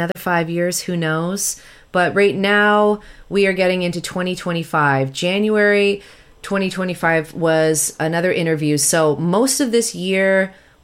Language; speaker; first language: English; native; English